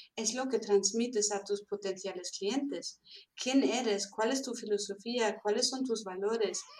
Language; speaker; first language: Spanish; non-native, fluent; German